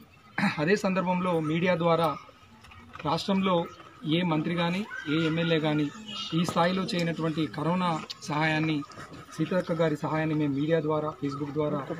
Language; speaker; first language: Telugu; native; Telugu